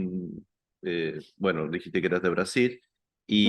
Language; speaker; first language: Spanish; native; Spanish